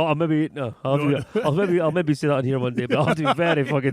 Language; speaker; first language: English; native; English